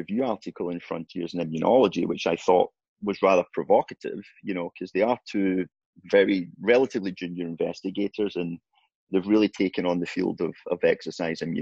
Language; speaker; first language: English; native; English